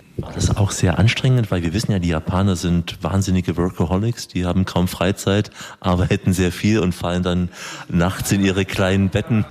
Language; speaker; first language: German; native; German